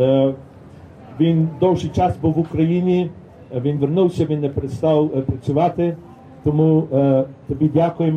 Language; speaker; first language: Ukrainian; early bilingual, heritage; Ukrainian